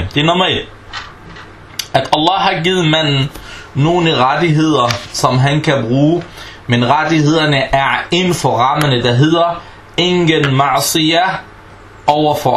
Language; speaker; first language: Danish; non-native, fluent; Arabic